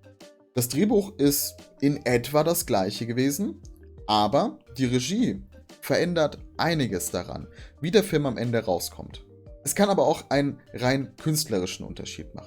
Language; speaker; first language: German; native; German